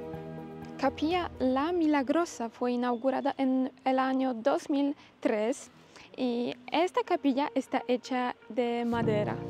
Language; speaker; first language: Spanish; non-native, fluent; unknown